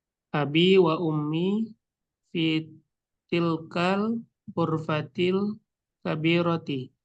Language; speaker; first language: Arabic; non-native, learner; Indonesian